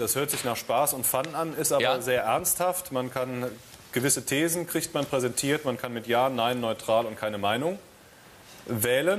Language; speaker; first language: German; native; German